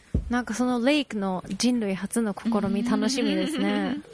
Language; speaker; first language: Japanese; native; Japanese